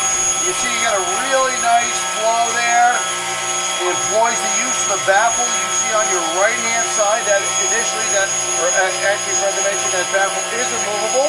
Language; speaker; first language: English; native; English